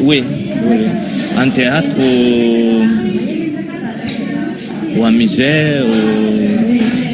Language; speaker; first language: French; non-native, learner; Spanish